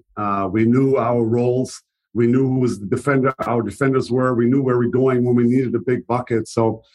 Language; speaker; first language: English; non-native, fluent; German